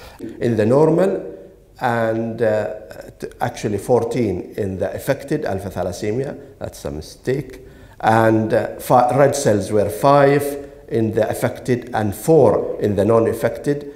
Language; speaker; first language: English; non-native, fluent; Arabic